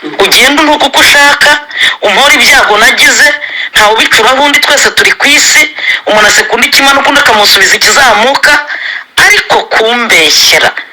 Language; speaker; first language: Kinyarwanda; native; Kinyarwanda